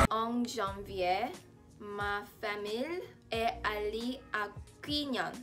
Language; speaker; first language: French; non-native, learner; Korean